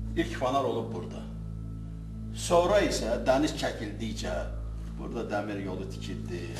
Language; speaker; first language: Azerbaijani; native; Azerbaijani